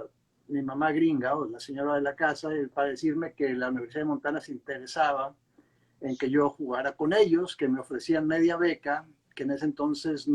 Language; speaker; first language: Spanish; native; Spanish